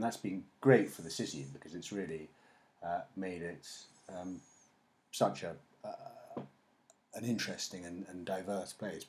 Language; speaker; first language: English; native; English